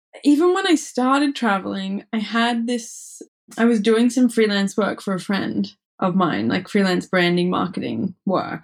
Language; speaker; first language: English; native; English